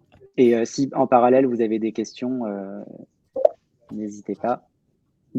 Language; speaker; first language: French; native; French